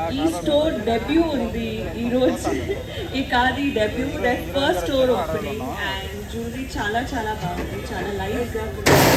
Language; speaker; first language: Telugu; non-native, learner; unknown